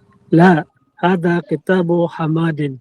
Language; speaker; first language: Arabic; non-native, learner; Filipino